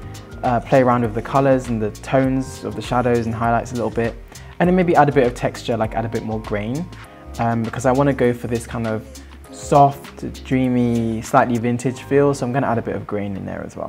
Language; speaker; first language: English; native; English